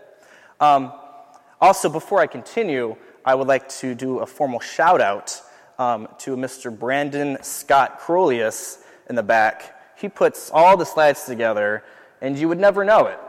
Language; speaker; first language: English; native; English